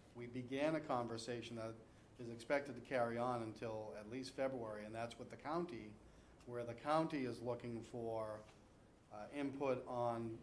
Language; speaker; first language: English; native; English